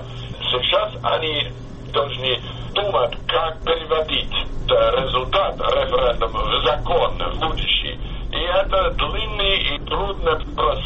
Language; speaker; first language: Russian; non-native, fluent; English